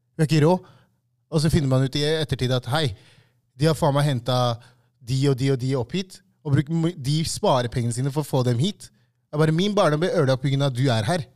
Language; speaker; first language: Norwegian; early bilingual, other home language; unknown